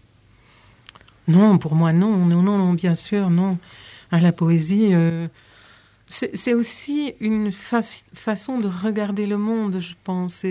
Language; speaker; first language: French; native; French